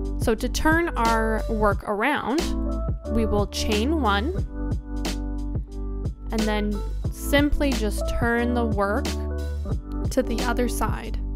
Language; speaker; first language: English; native; English